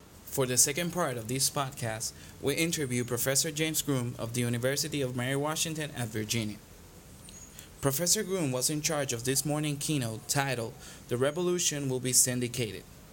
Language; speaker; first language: English; non-native, local second language; Spanish